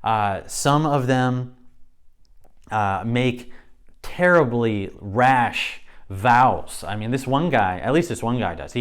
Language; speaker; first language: English; native; English